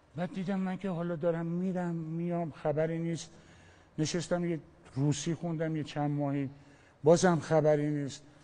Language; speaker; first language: Persian; non-native, local second language; Armenian